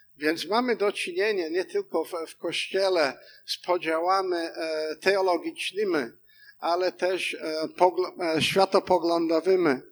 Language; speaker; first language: Polish; non-native, fluent; English